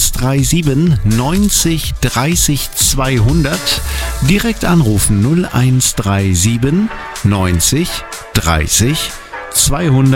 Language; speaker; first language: German; native; German